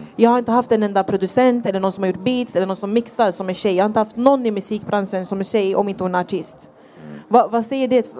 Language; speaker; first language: Swedish; early bilingual, other home language; Thai